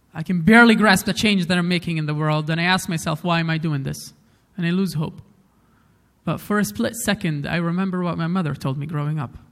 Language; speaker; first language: English; non-native, fluent; Arabic